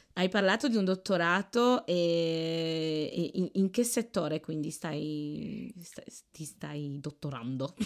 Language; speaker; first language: Italian; early bilingual, other home language; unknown